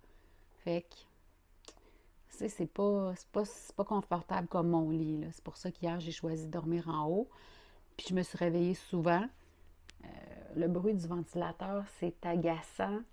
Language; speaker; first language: French; native; French